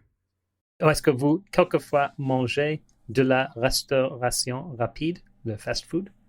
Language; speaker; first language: French; non-native, learner; English